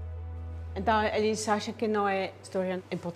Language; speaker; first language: Portuguese; non-native, learner; Dutch